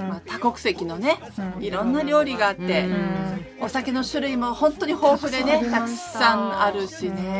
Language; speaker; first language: Japanese; native; Japanese